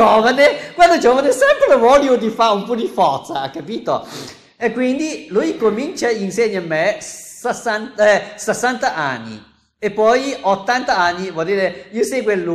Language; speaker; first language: Italian; non-native, learner; Chinese